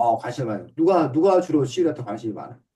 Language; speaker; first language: Korean; native; Korean